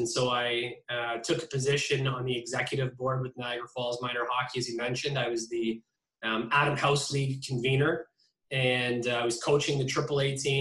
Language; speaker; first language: English; native; English